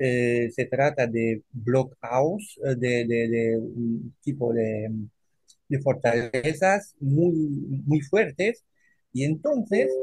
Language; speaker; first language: Spanish; non-native, fluent; French